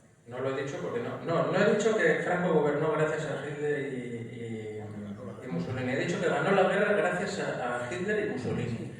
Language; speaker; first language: Spanish; native; Spanish